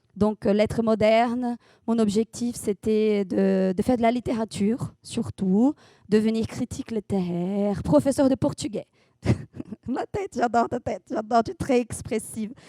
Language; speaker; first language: French; non-native, fluent; Portuguese